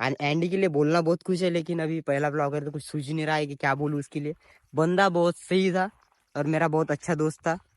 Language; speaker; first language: Hindi; non-native, local second language; Marathi